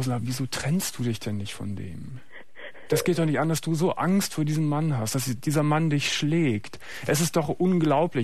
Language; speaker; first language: German; native; German